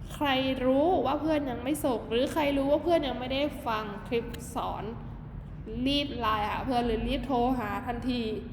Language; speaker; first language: Thai; native; Thai